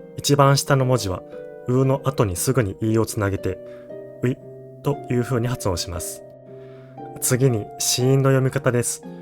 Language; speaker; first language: Japanese; native; Japanese